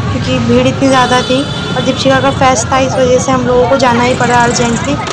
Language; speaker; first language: Hindi; native; Hindi